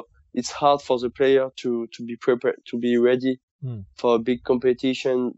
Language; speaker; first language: English; non-native, fluent; French